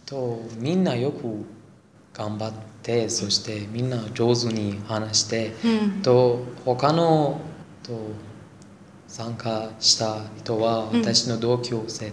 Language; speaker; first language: Japanese; non-native, learner; Persian